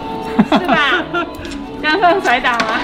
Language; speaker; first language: Chinese; native; Chinese